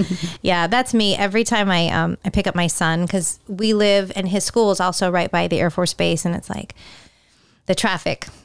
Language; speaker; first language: English; native; English